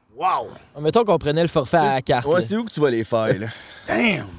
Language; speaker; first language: French; native; French